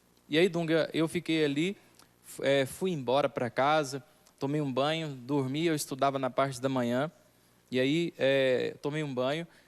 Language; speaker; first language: Portuguese; native; Portuguese